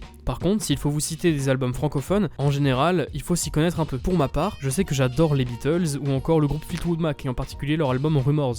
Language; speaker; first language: French; native; French